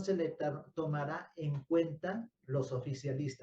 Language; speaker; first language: Spanish; native; Spanish